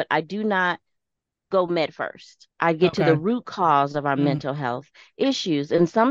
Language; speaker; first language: English; native; English